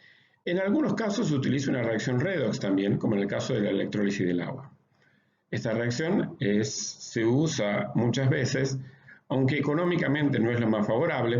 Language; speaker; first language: Spanish; native; Spanish